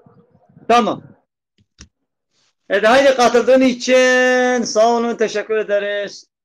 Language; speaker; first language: Turkish; non-native, local second language; Kurdish